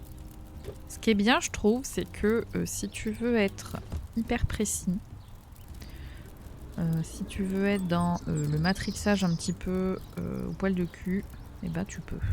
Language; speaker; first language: French; native; French